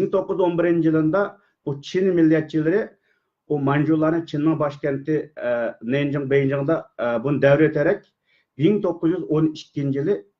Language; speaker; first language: Turkish; non-native, learner; Uyghur